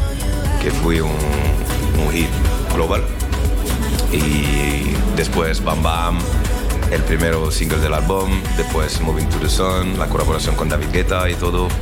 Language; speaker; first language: Spanish; non-native, learner; French